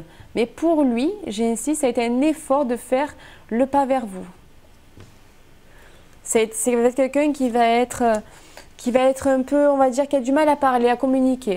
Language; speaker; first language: French; native; French